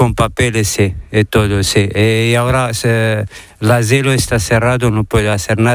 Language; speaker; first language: Spanish; non-native, learner; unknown